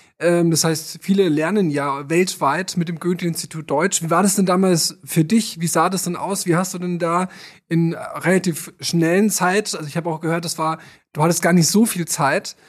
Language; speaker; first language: German; native; German